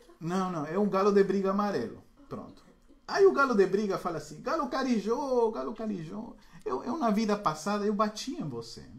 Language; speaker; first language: Portuguese; non-native, fluent; Spanish